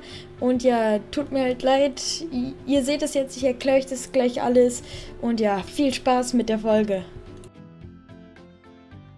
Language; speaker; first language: German; native; German